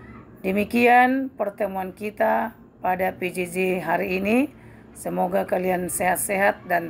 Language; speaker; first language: Indonesian; native; Indonesian